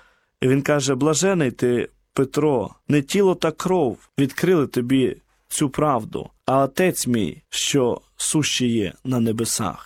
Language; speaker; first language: Ukrainian; native; Ukrainian